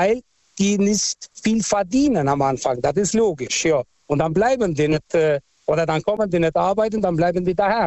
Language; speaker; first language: German; non-native, local second language; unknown